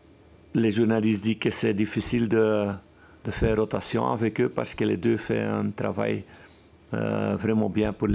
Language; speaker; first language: French; non-native, fluent; Dutch